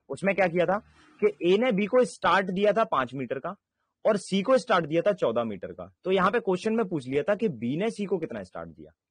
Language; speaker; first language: Hindi; native; Hindi